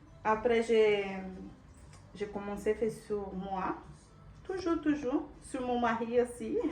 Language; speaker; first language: French; non-native, learner; Portuguese